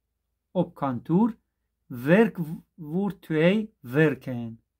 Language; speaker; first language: Dutch; non-native, fluent; Persian